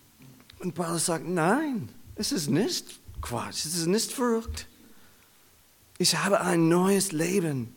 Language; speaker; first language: German; non-native, learner; English